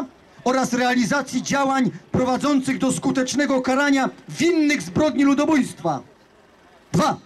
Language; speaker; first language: Polish; native; Polish